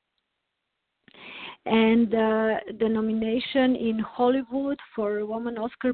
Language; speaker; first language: English; non-native, learner; Serbian